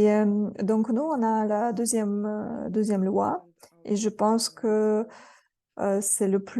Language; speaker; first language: French; non-native, fluent; Russian